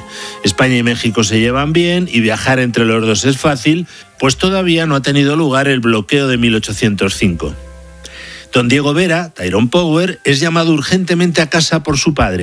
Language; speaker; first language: Spanish; native; Spanish